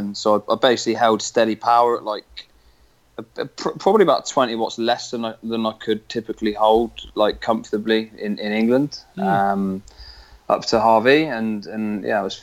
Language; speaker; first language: English; native; English